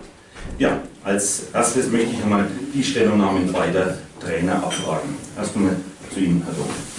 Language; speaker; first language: German; native; German